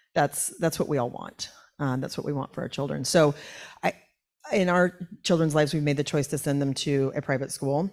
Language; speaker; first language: English; native; English